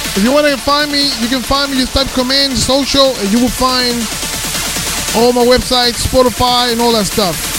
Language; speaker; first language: English; non-native, local second language; Spanish